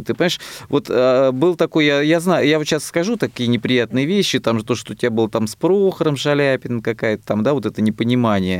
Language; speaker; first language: Russian; native; Russian